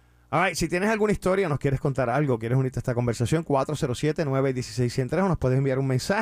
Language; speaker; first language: Spanish; early bilingual, heritage; Spanish